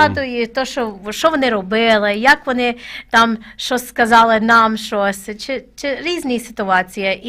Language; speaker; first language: Ukrainian; non-native, learner; English